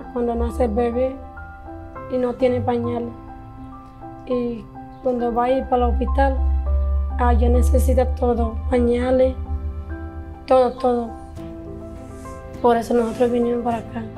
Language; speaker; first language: Spanish; non-native, local second language; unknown